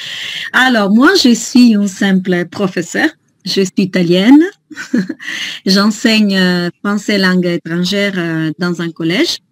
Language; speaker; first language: French; non-native, fluent; Italian